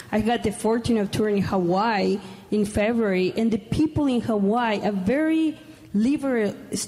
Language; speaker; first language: English; non-native, fluent; Spanish